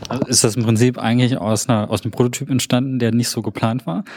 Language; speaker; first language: German; native; German